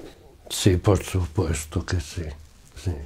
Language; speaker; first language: Spanish; non-native, fluent; Portuguese